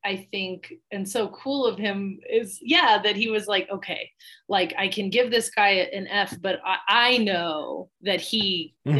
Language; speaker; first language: English; native; English